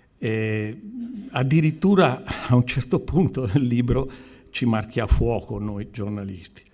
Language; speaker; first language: Italian; native; Italian